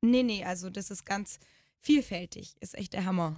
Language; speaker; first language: German; native; German